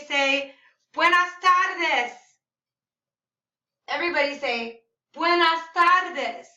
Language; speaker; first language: Spanish; non-native, learner; English